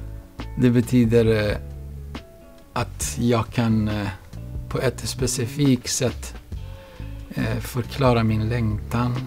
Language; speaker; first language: Swedish; non-native, fluent; Baluchi